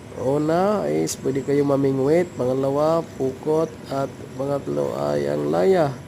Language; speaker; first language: Filipino; non-native, local second language; Cebuano